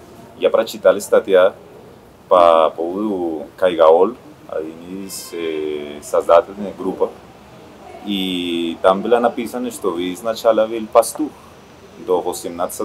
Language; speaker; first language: Russian; non-native, learner; Spanish